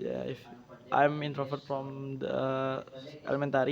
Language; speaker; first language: English; non-native, learner; Indonesian